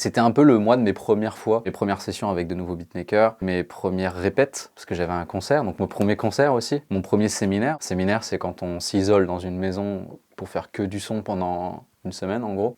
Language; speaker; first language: French; native; French